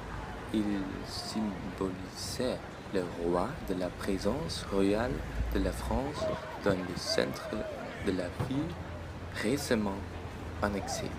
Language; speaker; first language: French; native; French